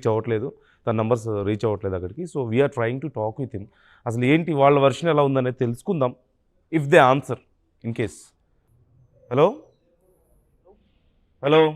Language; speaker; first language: Telugu; native; Telugu